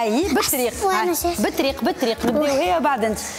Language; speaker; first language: Arabic; native; Arabic